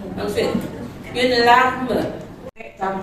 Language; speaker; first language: French; non-native, fluent; Indonesian